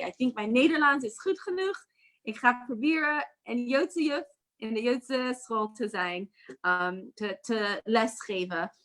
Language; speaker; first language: Dutch; non-native, learner; English